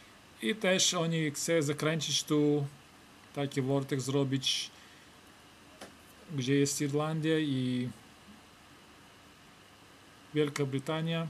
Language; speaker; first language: Polish; non-native, learner; Lithuanian